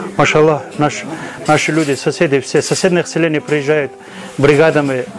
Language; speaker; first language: Russian; non-native, local second language; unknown